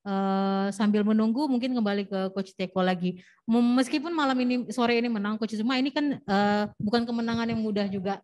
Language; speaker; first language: Indonesian; native; Indonesian